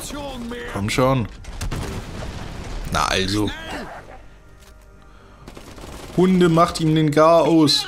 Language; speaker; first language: German; native; German